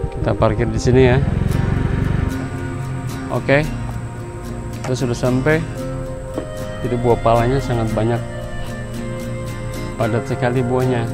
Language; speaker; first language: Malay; non-native, local second language; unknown